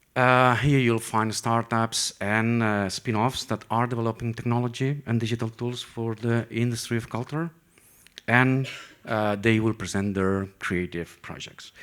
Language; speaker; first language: English; non-native, fluent; Catalan